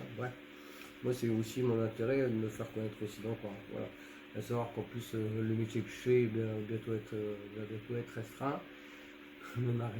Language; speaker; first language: French; native; French